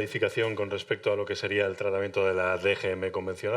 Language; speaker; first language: Spanish; native; Spanish